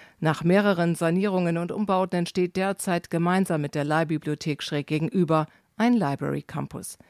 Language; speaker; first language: German; native; German